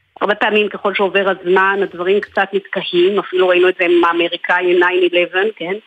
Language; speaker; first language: Hebrew; native; Hebrew